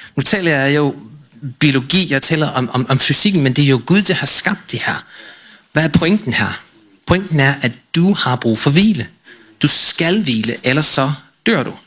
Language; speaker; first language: Danish; non-native, fluent; English